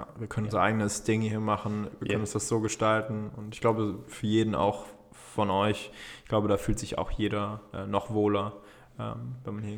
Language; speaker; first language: German; native; German